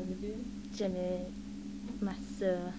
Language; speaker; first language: French; non-native, learner; English